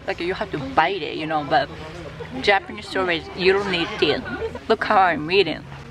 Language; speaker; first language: English; non-native, fluent; Japanese